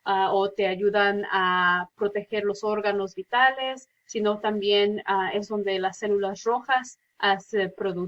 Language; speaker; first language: Spanish; early bilingual, heritage; Spanish